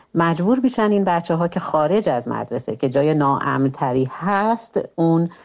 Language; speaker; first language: Persian; native; Persian